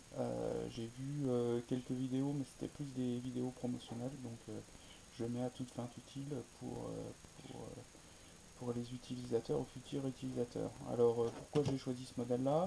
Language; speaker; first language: French; native; French